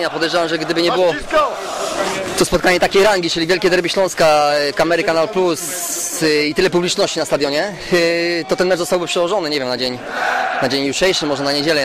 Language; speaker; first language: Polish; native; Polish